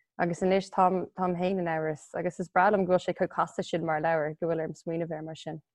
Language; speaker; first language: Irish; non-native, local second language; English